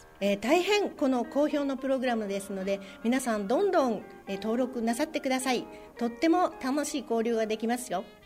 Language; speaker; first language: Japanese; native; Japanese